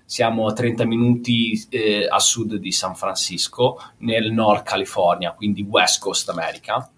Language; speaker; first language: Italian; native; Italian